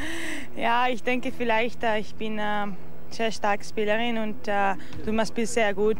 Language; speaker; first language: German; non-native, learner; Spanish